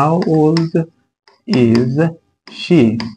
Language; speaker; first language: English; non-native, fluent; Persian